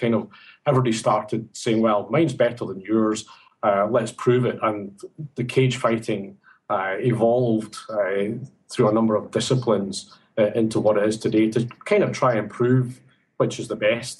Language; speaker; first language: English; native; English